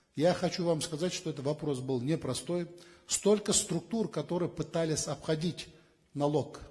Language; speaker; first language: Russian; non-native, local second language; Kazakh